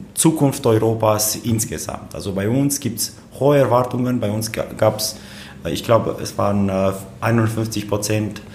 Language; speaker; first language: German; non-native, fluent; Romanian